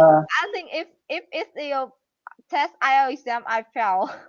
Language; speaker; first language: English; non-native, learner; Vietnamese